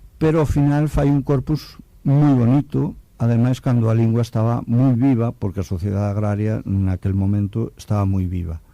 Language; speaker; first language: Galician; native; Galician